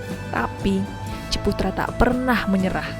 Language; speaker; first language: Indonesian; native; Indonesian